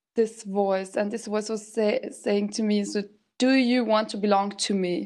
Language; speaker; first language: English; non-native, fluent; German